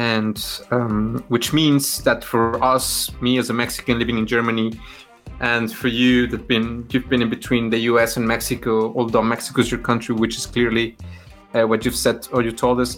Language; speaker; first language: English; non-native, fluent; Spanish